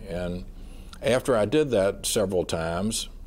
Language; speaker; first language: English; native; English